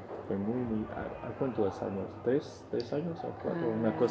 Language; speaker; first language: Spanish; non-native, fluent; French